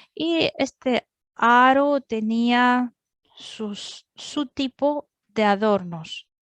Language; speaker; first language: Spanish; non-native, fluent; Russian